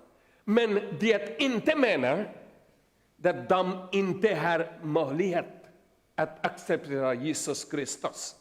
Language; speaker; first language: Swedish; non-native, learner; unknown